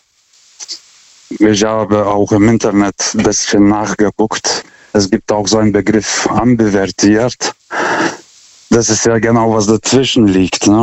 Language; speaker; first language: German; non-native, fluent; Lithuanian